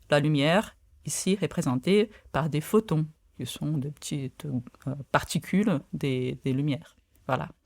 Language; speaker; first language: French; non-native, fluent; Portuguese